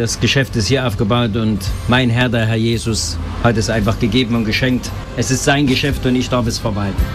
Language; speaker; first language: German; native; German